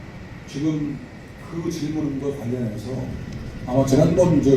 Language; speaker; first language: Korean; native; Korean